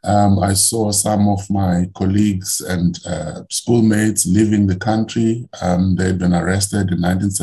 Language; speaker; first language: English; non-native, local second language; Xhosa